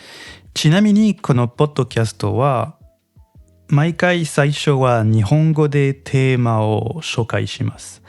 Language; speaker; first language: Japanese; non-native, learner; French